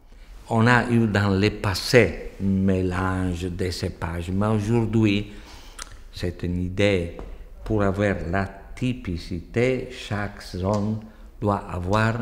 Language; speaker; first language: French; non-native, fluent; Italian